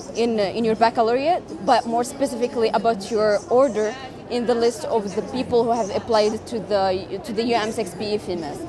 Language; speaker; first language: English; non-native, fluent; Arabic